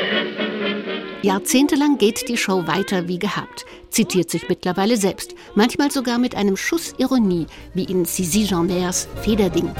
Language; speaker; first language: German; native; German